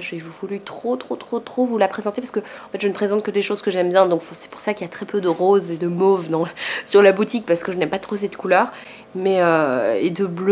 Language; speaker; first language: French; native; French